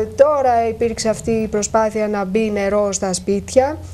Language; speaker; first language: Greek; native; Greek